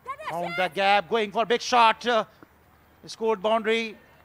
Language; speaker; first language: English; non-native, local second language; Urdu